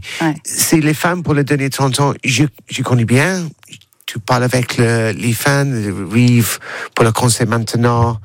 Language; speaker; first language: French; non-native, learner; English